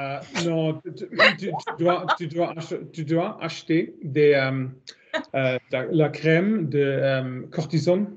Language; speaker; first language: French; non-native, learner; German